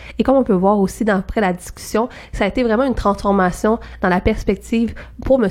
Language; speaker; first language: French; native; French